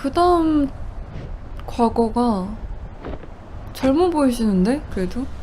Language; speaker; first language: Korean; native; Korean